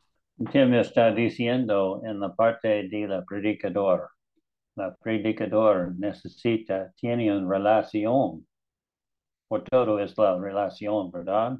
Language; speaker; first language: Spanish; non-native, learner; English